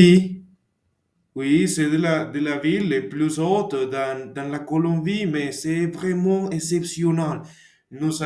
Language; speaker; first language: French; non-native, learner; Spanish